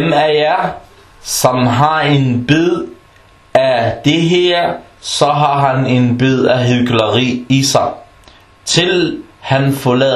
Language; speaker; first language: Danish; early bilingual, other home language; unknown